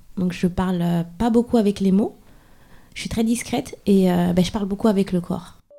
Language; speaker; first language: French; native; French